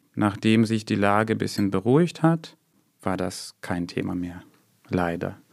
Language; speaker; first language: German; non-native, fluent; Russian